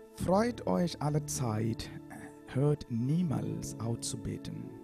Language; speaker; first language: German; non-native, learner; Malayalam